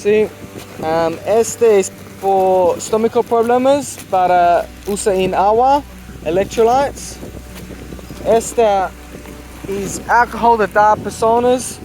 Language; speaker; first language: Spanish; non-native, learner; English